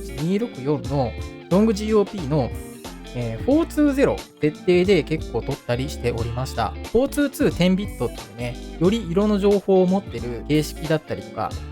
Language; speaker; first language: Japanese; native; Japanese